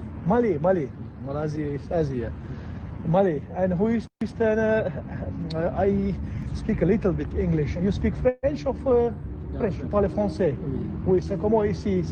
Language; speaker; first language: French; non-native, learner; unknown